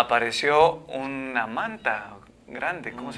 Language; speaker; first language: Spanish; native; Spanish